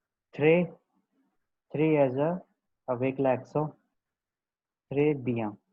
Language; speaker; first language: French; non-native, learner; Hindi